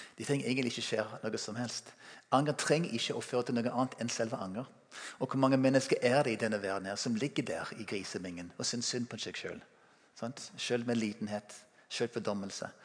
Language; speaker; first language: Norwegian; non-native, fluent; English